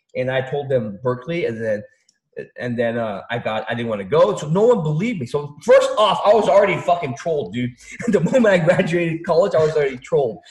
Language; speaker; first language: English; early bilingual, other home language; Vietnamese